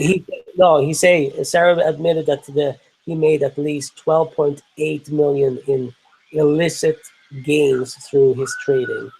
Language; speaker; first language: English; non-native, fluent; Swedish